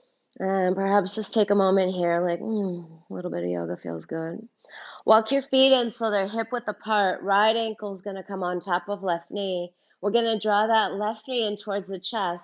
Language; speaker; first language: English; native; English